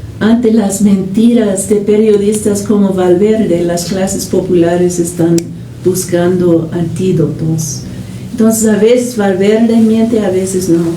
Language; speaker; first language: Spanish; non-native, fluent; English